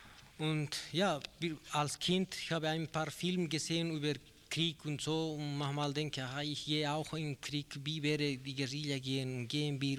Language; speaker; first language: German; non-native, learner; Spanish